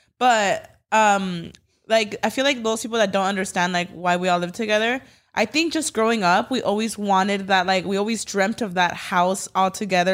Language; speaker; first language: English; early bilingual, other home language; Spanish